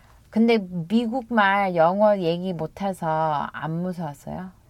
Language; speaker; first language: Korean; early bilingual, heritage; Korean